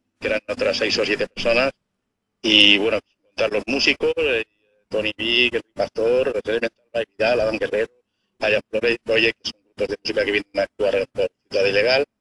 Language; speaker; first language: Spanish; native; Spanish